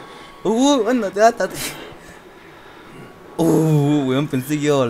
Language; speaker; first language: Spanish; native; Spanish